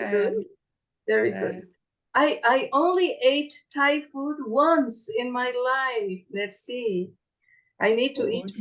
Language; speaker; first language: English; non-native, fluent; Portuguese